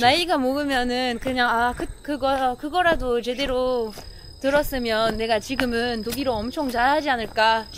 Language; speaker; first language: Korean; non-native, fluent; French